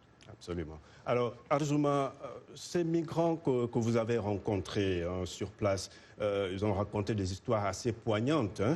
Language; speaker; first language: French; native; French